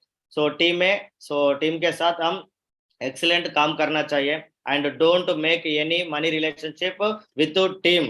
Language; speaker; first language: Hindi; non-native, local second language; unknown